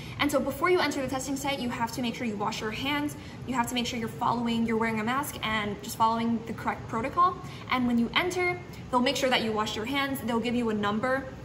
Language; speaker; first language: English; early bilingual, other home language; Chinese